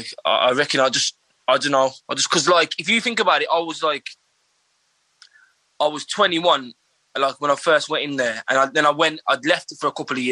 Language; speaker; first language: English; native; English